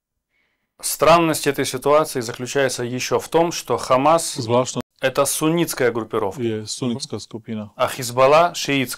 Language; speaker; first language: Russian; native; Russian